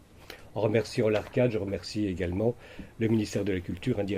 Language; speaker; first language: French; native; French